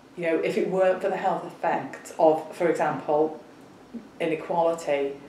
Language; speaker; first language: English; native; English